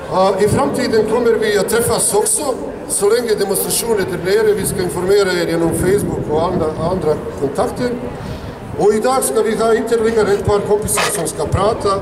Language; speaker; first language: Swedish; non-native, fluent; Bosnian